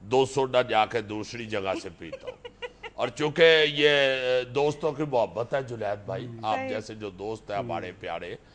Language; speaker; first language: Urdu; native; Urdu